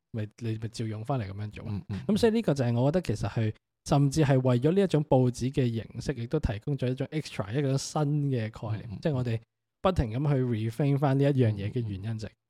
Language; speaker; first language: Cantonese; native; Cantonese